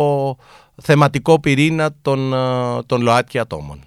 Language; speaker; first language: Greek; native; Greek